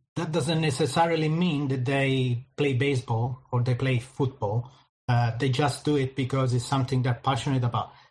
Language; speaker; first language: English; non-native, fluent; Italian